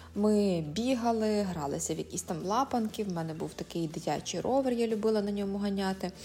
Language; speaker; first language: Ukrainian; native; Ukrainian